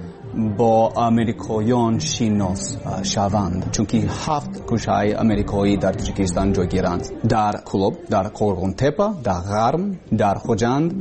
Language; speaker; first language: Persian; non-native, learner; English